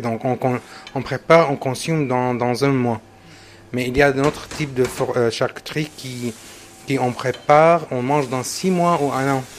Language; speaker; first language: French; non-native, learner; Arabic